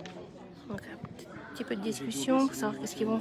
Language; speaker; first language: French; native; French